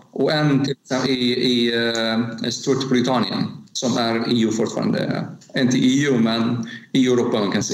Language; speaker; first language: Swedish; non-native, learner; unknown